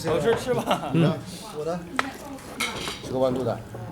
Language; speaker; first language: Chinese; native; Chinese